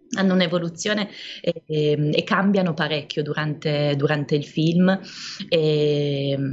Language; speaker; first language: Italian; native; Italian